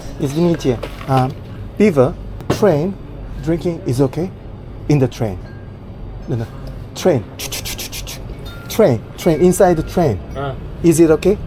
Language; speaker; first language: English; non-native, learner; Korean